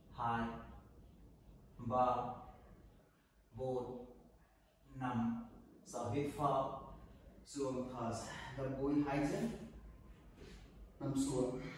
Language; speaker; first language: Vietnamese; non-native, learner; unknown